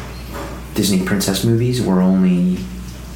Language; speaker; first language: English; native; English